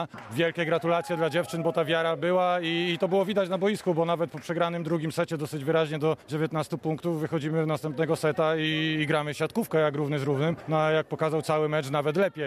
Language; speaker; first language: Polish; native; Polish